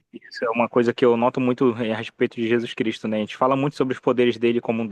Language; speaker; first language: Portuguese; native; Portuguese